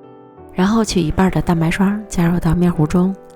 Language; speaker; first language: Chinese; native; Chinese